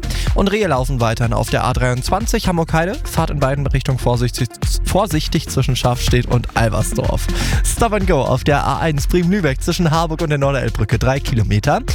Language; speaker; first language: German; native; German